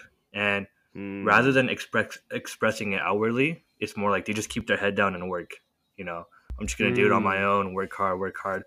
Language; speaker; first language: English; native; English